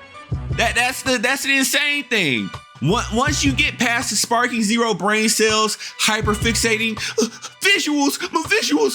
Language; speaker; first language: English; native; English